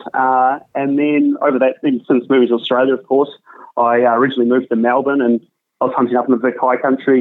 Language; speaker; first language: English; native; English